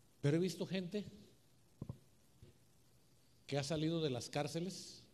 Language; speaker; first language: Spanish; native; Spanish